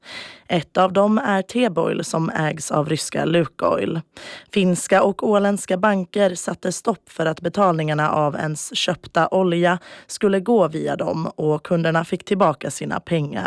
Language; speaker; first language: Swedish; native; Swedish